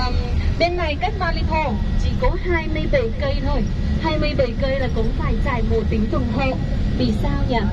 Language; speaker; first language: Vietnamese; non-native, fluent; Chinese